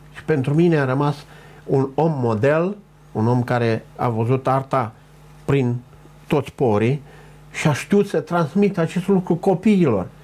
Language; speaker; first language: Romanian; non-native, local second language; Ukrainian